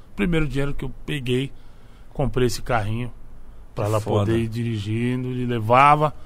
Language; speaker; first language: Portuguese; native; Portuguese